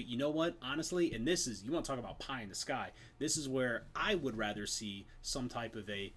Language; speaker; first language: English; native; English